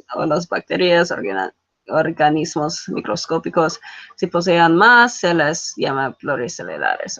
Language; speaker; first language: Spanish; non-native, learner; English